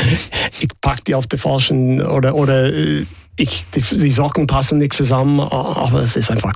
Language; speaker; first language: German; non-native, fluent; English